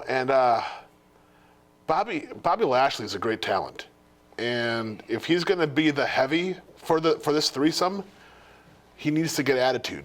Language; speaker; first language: English; native; English